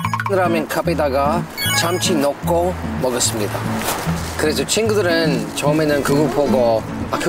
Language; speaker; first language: Korean; non-native, fluent; English